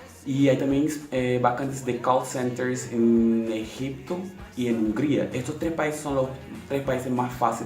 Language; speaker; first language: Spanish; non-native, local second language; Portuguese